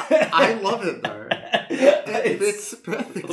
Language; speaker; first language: English; native; English